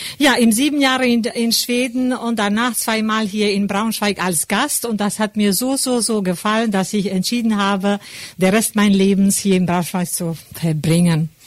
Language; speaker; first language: German; non-native, fluent; Albanian